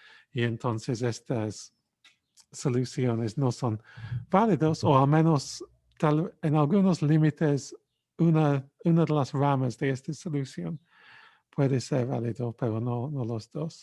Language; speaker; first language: Spanish; non-native, fluent; English